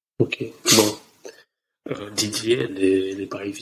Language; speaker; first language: French; non-native, learner; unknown